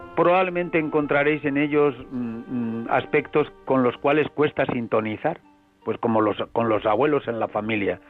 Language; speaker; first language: Spanish; native; Spanish